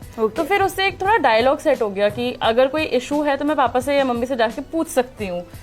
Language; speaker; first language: Hindi; native; Hindi